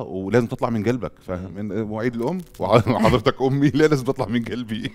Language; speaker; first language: Arabic; native; Arabic